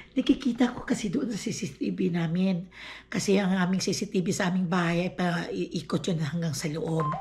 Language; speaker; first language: Filipino; non-native, local second language; Aklanon